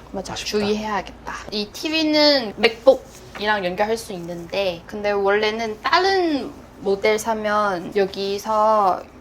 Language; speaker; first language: Korean; non-native, fluent; Cantonese